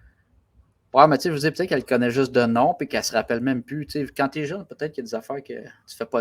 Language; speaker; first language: French; native; French